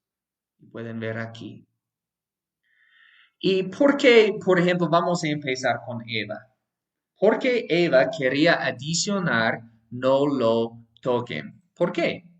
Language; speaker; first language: Spanish; non-native, fluent; English